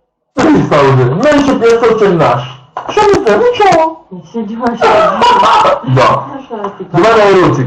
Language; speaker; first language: Russian; non-native, learner; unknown